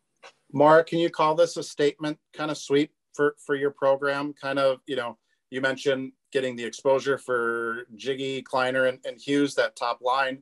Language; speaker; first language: English; native; English